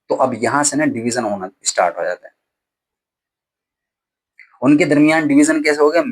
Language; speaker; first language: Hindi; native; Hindi